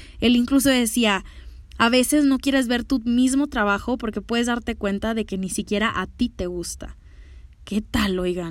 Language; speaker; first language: Spanish; native; Spanish